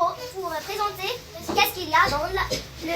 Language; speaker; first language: French; non-native, learner; Arabic